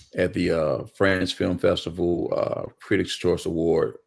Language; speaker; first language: English; native; English